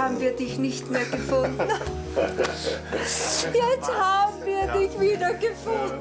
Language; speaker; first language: German; native; German